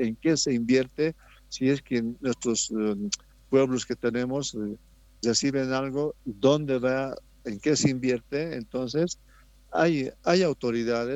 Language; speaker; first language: Spanish; native; Spanish